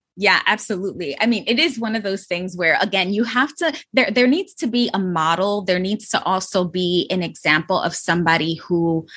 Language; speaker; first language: English; native; English